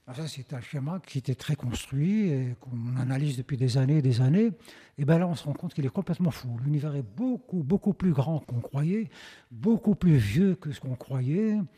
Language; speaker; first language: French; non-native, local second language; Arabic